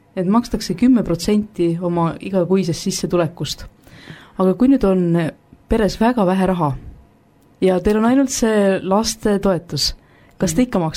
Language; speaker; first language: Estonian; native; Estonian